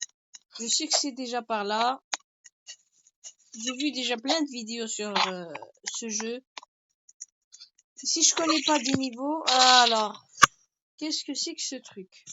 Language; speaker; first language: French; native; French